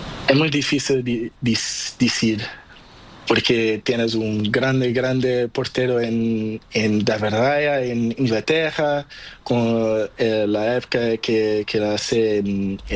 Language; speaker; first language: Spanish; non-native, learner; Portuguese